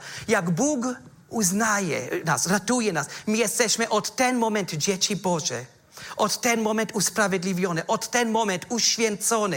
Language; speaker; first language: Polish; non-native, fluent; German